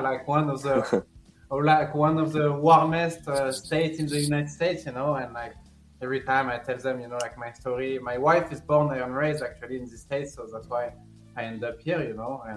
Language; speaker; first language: English; non-native, fluent; French